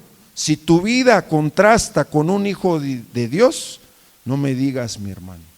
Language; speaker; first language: Spanish; native; Spanish